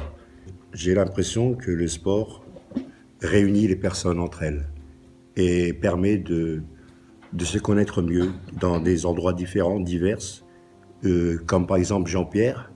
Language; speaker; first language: French; native; French